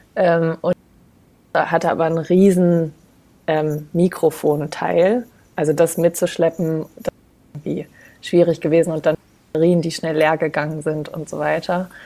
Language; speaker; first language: German; native; German